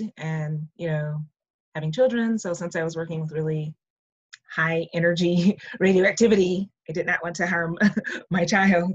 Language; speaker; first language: English; native; English